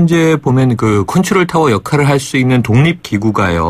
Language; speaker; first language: Korean; native; Korean